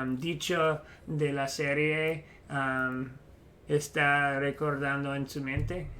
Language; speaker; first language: Spanish; non-native, learner; English